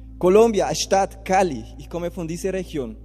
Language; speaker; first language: German; non-native, learner; Spanish